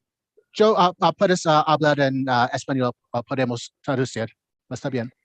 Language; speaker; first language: Spanish; non-native, learner; English